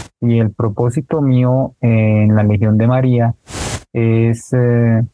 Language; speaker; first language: Spanish; native; Spanish